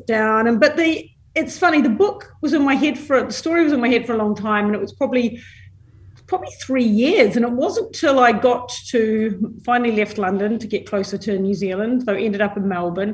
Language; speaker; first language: English; native; English